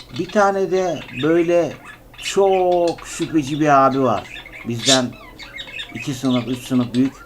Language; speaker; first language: Turkish; native; Turkish